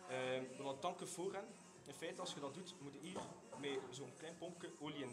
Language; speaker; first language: Dutch; native; Dutch